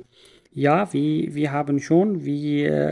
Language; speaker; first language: German; non-native, learner; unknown